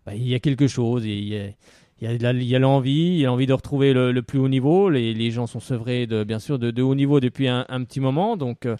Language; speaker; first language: French; native; French